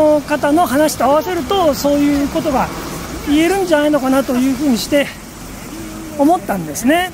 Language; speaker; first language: Japanese; native; Japanese